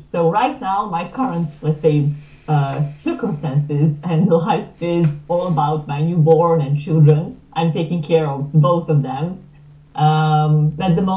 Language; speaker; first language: English; non-native, fluent; Serbian